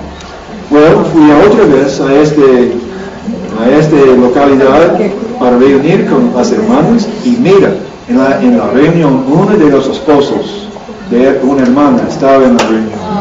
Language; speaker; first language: Spanish; non-native, learner; English